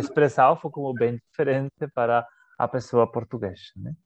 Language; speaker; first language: Portuguese; non-native, learner; Galician